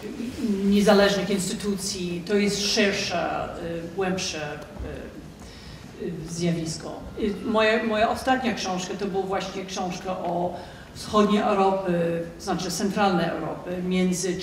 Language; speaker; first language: Polish; non-native, fluent; English